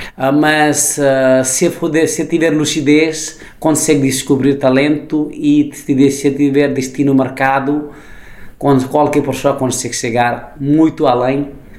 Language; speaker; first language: Portuguese; non-native, fluent; Nepali